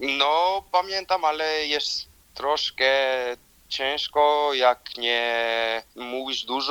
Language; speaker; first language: Polish; non-native, learner; Georgian